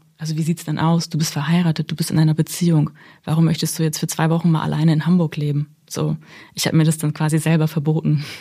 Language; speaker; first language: German; early bilingual, other home language; Russian